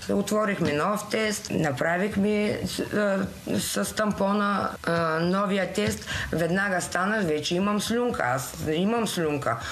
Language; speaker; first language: Bulgarian; native; Bulgarian